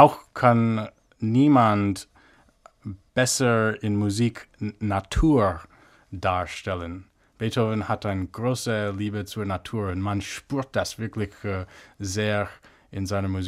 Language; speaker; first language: German; non-native, fluent; English